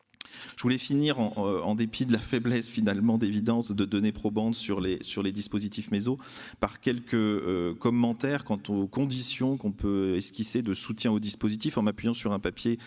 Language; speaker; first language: French; native; French